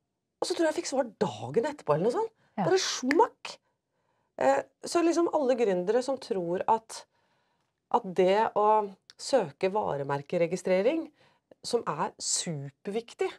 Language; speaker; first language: Norwegian; native; Norwegian